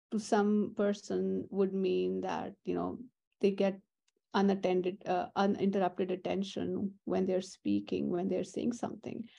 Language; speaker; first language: English; non-native, local second language; Urdu